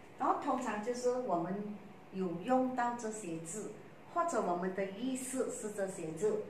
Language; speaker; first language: Chinese; native; Chinese